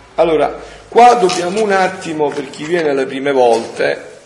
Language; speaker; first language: Italian; native; Italian